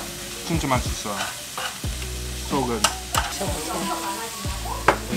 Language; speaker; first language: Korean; non-native, learner; English